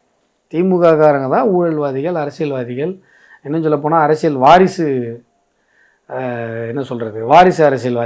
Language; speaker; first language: Tamil; native; Tamil